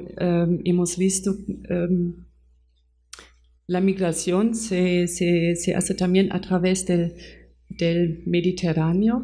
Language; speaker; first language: Spanish; non-native, fluent; German